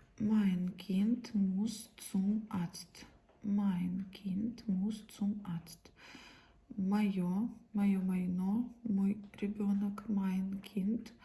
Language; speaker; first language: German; non-native, learner; Ukrainian